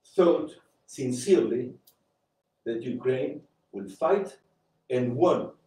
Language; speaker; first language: English; non-native, fluent; Romanian